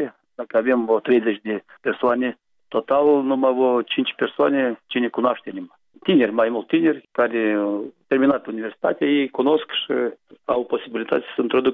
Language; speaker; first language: Romanian; non-native, local second language; Gagauz